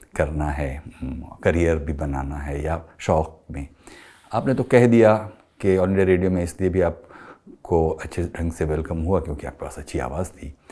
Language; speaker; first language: Hindi; native; Hindi